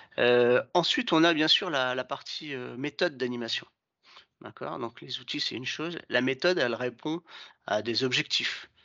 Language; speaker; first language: French; native; French